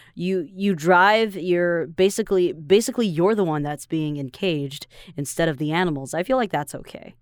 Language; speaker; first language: English; non-native, fluent; Chinese